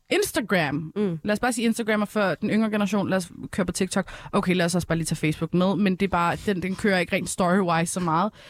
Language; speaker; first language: Danish; early bilingual, other home language; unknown